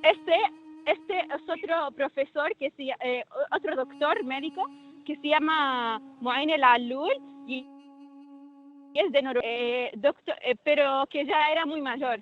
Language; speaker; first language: Spanish; non-native, fluent; Arabic